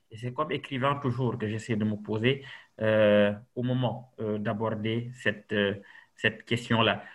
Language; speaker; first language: French; non-native, local second language; Serer